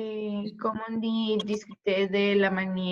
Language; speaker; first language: French; non-native, learner; Spanish